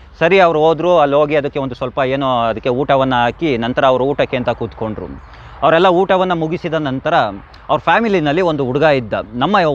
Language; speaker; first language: Kannada; native; Kannada